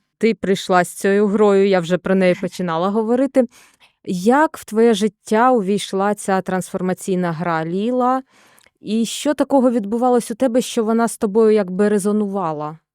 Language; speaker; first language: Ukrainian; native; Ukrainian